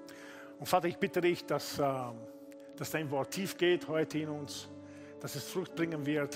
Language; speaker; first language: German; non-native, fluent; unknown